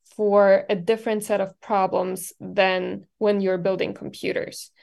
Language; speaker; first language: English; non-native, fluent; German